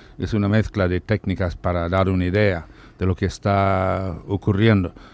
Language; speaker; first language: Spanish; non-native, fluent; English